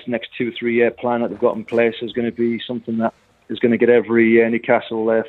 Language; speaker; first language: English; native; English